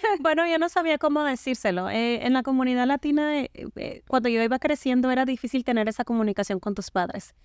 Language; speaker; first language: Spanish; non-native, local second language; Mixtepec Mixtec